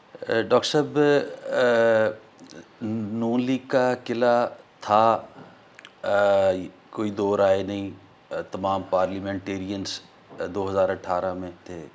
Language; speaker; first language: Urdu; non-native, local second language; Punjabi